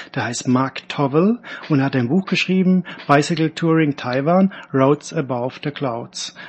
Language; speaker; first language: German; native; German